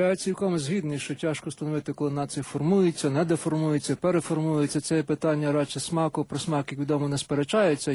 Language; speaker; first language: Ukrainian; native; Ukrainian